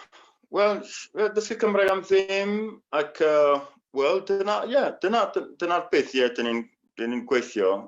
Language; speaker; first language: Welsh; non-native, fluent; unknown